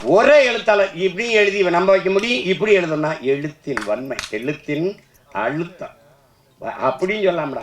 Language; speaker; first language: Tamil; native; Tamil